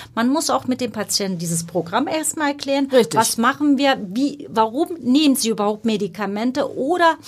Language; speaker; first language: German; non-native, fluent; Turkish